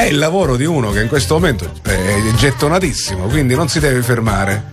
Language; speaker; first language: Italian; native; Italian